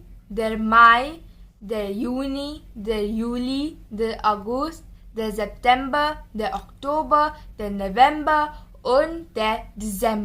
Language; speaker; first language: German; non-native, learner; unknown